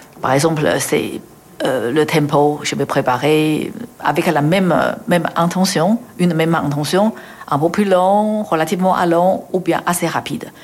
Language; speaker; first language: French; non-native, fluent; Chinese